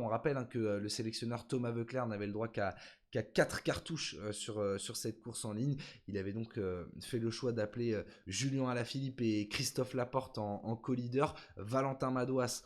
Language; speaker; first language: French; native; French